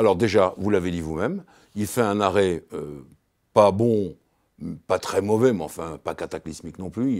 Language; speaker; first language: French; native; French